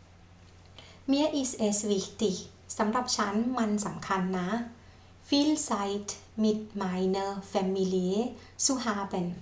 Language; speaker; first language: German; non-native, fluent; Thai